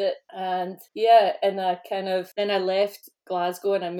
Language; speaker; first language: English; native; English